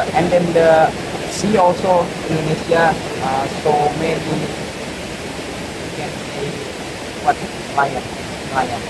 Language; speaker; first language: English; non-native, learner; Indonesian